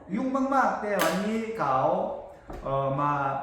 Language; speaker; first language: Thai; non-native, learner; Korean